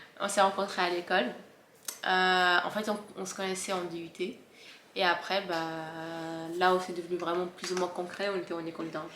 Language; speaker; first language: French; early bilingual, other home language; Arabic